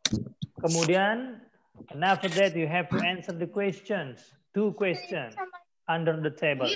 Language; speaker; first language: English; non-native, learner; Indonesian